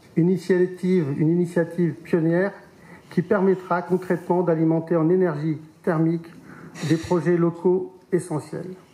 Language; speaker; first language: French; native; French